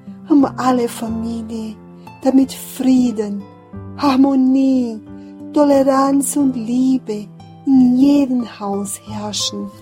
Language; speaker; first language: German; non-native, fluent; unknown